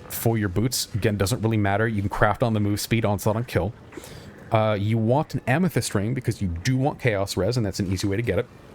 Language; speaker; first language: English; native; English